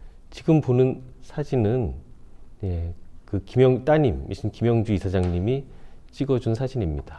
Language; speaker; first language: Korean; native; Korean